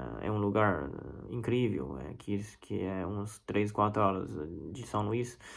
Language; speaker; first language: Portuguese; non-native, fluent; Chinese